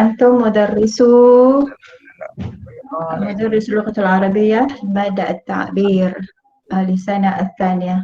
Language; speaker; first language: Arabic; non-native, fluent; Malay